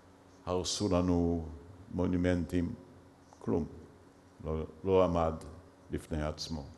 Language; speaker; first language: Hebrew; early bilingual, other home language; Yiddish